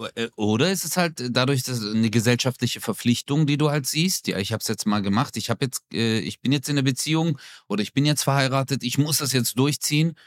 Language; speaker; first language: German; native; German